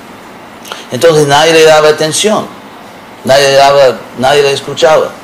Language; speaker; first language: Spanish; non-native, fluent; English